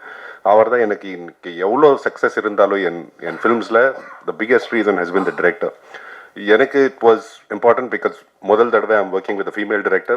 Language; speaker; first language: Tamil; non-native, local second language; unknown